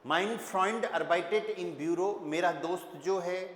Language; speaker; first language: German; non-native, fluent; Hindi